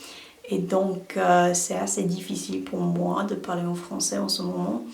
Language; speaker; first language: French; non-native, learner; English